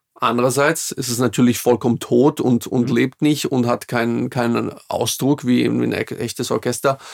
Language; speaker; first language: German; non-native, fluent; Slovak